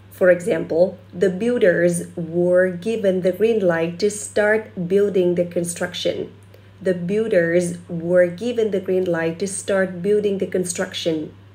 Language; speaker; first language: English; non-native, fluent; Vietnamese